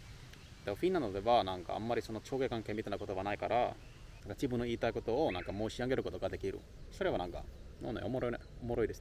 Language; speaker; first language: Japanese; non-native, learner; Finnish